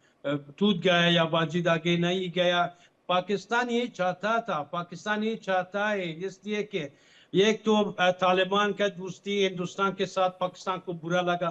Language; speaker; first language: Hindi; non-native, fluent; Pashto